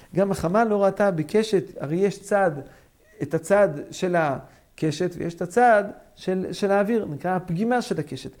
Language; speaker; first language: Hebrew; non-native, fluent; English